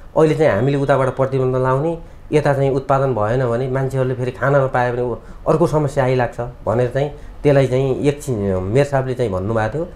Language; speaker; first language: Nepali; native; Nepali